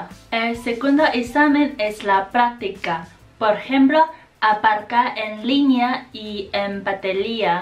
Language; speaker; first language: Spanish; non-native, fluent; Chinese